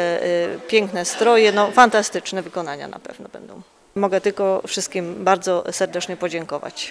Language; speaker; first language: Polish; native; Polish